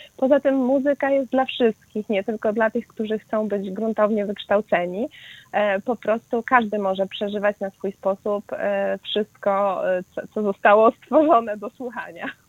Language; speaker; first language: Polish; native; Polish